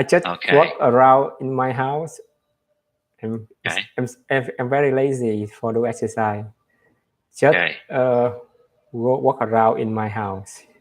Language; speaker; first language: English; non-native, learner; Vietnamese